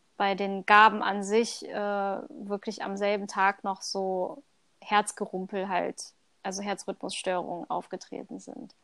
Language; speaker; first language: German; early bilingual, other home language; Thai